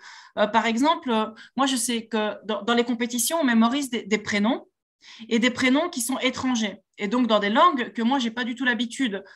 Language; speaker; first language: French; native; French